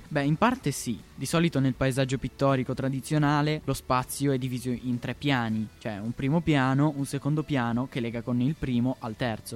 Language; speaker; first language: Italian; native; Italian